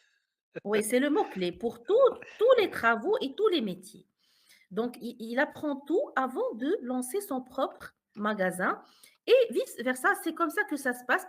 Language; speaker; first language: French; non-native, local second language; Arabic